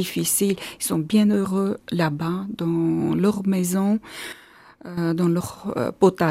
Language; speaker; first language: French; non-native, fluent; Armenian